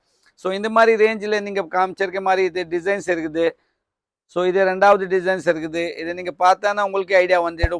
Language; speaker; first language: Tamil; non-native, fluent; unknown